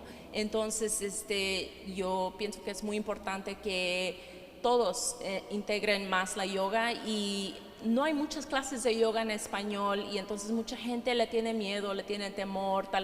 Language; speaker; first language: Spanish; early bilingual, heritage; Spanish